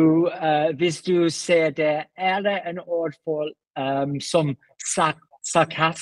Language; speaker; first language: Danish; non-native, learner; English